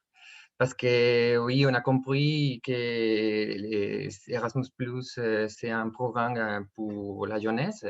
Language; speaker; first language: French; non-native, fluent; Spanish